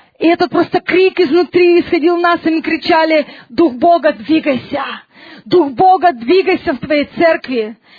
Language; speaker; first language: Russian; early bilingual, heritage; Russian